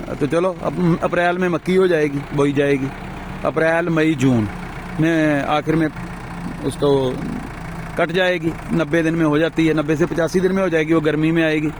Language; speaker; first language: Hindi; non-native, local second language; Punjabi